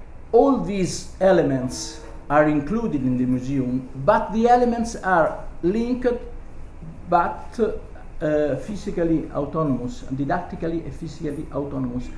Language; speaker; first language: English; non-native, learner; Italian